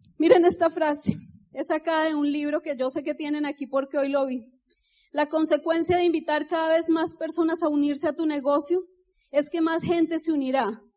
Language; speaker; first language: Spanish; native; Spanish